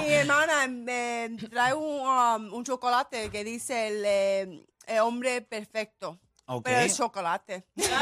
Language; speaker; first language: Spanish; early bilingual, heritage; Spanish